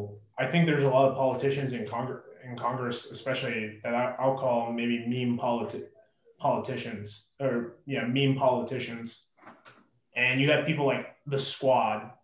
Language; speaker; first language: English; native; English